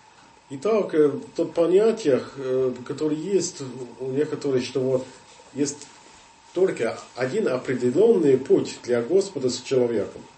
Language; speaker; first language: Russian; non-native, fluent; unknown